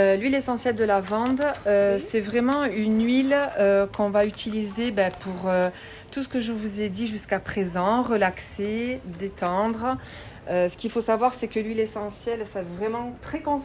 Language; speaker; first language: French; native; French